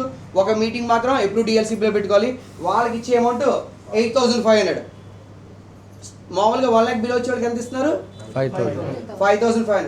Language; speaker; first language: Telugu; native; Telugu